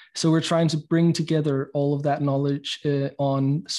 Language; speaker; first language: English; non-native, fluent; Danish